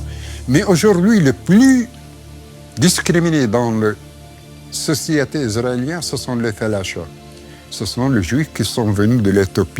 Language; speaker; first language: French; non-native, fluent; Arabic